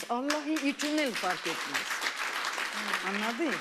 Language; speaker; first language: Turkish; non-native, learner; Armenian